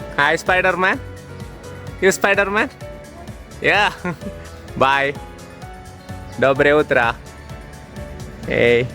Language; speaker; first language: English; non-native, learner; Malayalam